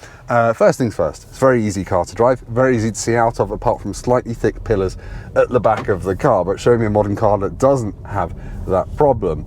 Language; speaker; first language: English; native; English